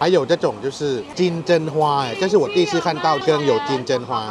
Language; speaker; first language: Chinese; non-native, fluent; Thai